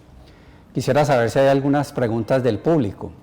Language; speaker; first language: Spanish; native; Spanish